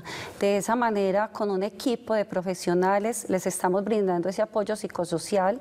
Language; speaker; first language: Spanish; native; Spanish